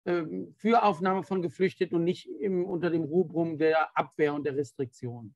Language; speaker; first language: German; native; German